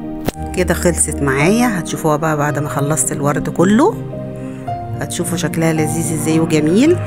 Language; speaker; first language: Arabic; native; Arabic